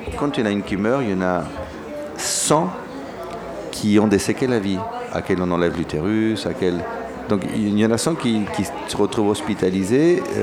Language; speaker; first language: French; early bilingual, other home language; Spanish